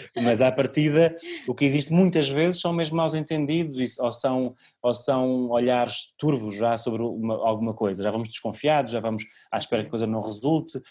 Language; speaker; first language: Portuguese; native; Portuguese